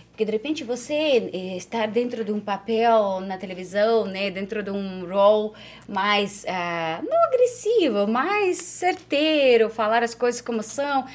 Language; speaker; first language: Portuguese; non-native, fluent; Ukrainian